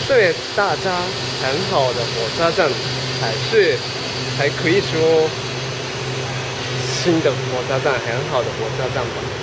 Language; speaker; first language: Chinese; non-native, fluent; Japanese